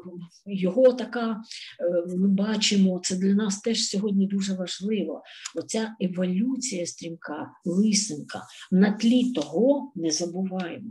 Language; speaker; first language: Ukrainian; native; Ukrainian